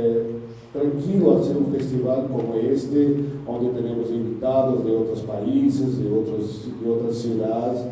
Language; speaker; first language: Spanish; non-native, learner; Portuguese